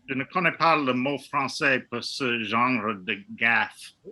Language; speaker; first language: French; non-native, learner; English